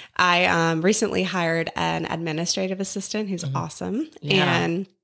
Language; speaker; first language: English; native; English